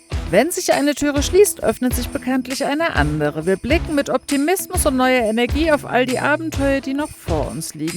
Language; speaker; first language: German; native; German